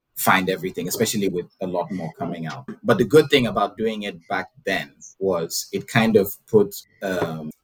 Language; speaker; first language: English; non-native, local second language; Yoruba